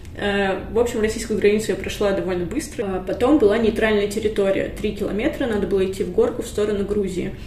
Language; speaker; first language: Russian; native; Russian